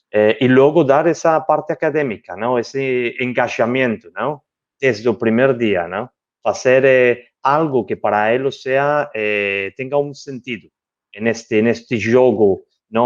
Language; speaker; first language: Portuguese; non-native, learner; Spanish